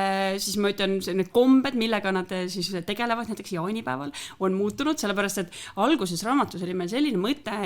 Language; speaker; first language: Estonian; native; Estonian